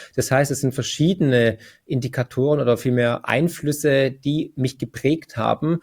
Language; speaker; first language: German; native; German